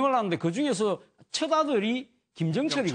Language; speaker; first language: Korean; native; Korean